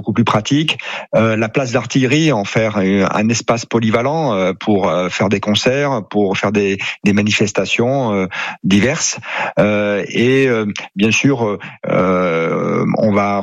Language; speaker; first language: French; native; French